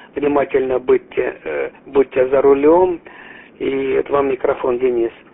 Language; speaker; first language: Russian; native; Russian